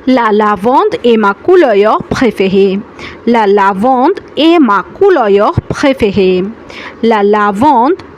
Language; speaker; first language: French; non-native, learner; Bangla